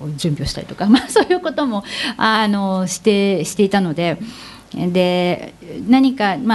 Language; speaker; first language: Japanese; native; Japanese